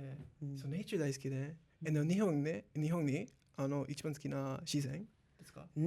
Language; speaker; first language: Japanese; non-native, learner; English